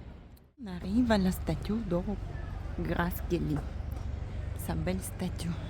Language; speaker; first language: French; non-native, fluent; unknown